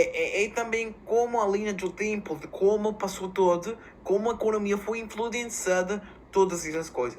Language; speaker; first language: Portuguese; non-native, learner; English